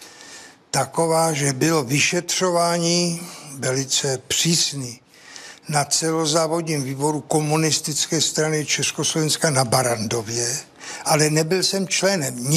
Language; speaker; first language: Czech; native; Czech